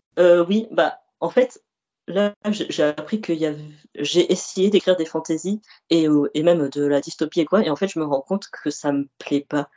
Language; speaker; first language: French; early bilingual, other home language; Arabic